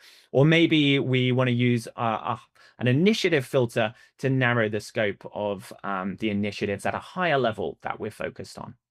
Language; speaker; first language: English; native; English